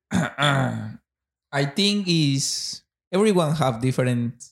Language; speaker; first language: English; non-native, learner; Spanish